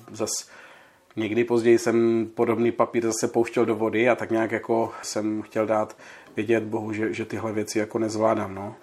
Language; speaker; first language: Czech; native; Czech